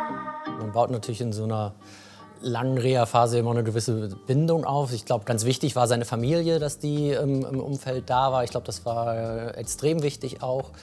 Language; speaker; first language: German; native; German